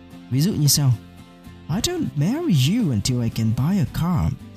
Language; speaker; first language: English; non-native, fluent; Vietnamese